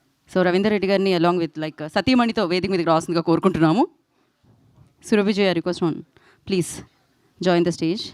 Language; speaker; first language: Telugu; native; Telugu